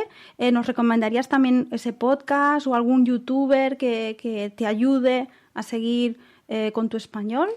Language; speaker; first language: Spanish; native; Spanish